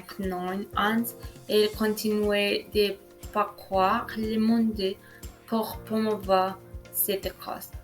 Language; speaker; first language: French; non-native, learner; Spanish